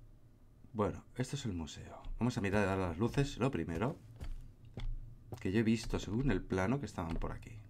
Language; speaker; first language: Spanish; native; Spanish